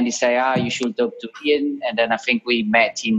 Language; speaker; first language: English; non-native, fluent; Italian